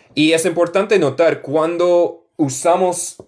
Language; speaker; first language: Spanish; non-native, learner; English